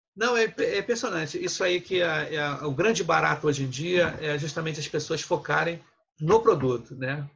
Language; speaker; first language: Portuguese; native; Portuguese